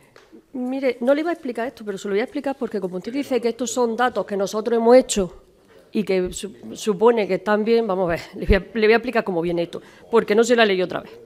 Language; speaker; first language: Spanish; native; Spanish